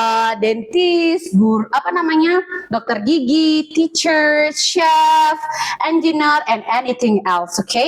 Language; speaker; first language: English; non-native, learner; Indonesian